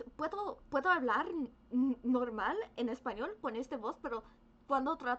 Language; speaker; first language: Spanish; early bilingual, other home language; English